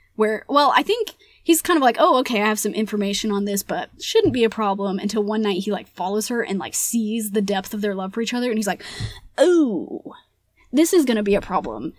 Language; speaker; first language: English; early bilingual, other home language; Spanish